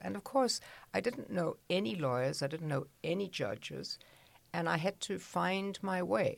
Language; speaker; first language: English; native; English